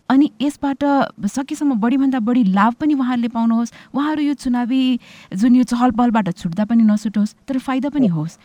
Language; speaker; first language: Nepali; native; Nepali